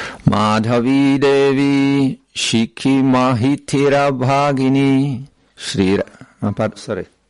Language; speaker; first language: English; non-native, fluent; Czech